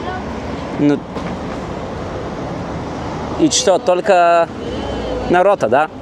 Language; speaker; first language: Russian; non-native, learner; Bulgarian